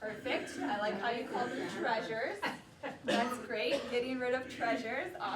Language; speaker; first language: English; native; English